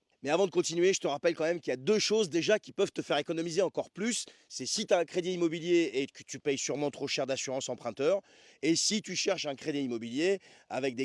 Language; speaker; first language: French; native; French